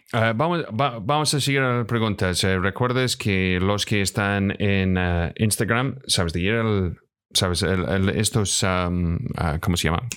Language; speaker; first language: Spanish; non-native, fluent; English